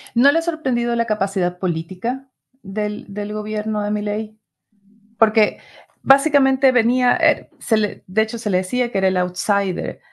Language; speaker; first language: Spanish; native; Spanish